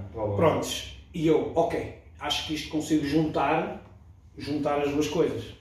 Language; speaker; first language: Portuguese; early bilingual, other home language; French